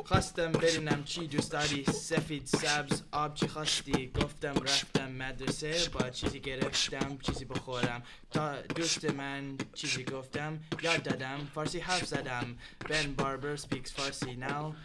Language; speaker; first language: Persian; early bilingual, heritage; Persian